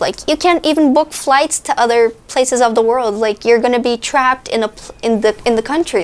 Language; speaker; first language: English; non-native, fluent; Portuguese